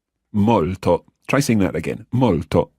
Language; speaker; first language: Italian; non-native, fluent; English